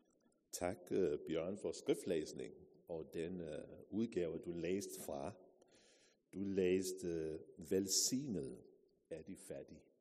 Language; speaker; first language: Danish; non-native, fluent; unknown